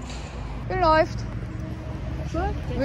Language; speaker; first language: German; non-native, learner; Korean